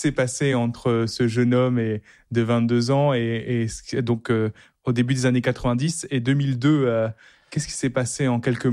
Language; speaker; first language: French; native; French